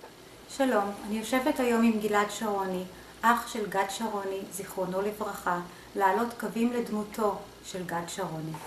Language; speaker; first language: Hebrew; native; Hebrew